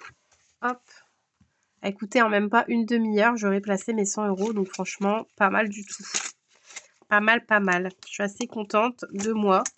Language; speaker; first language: French; native; French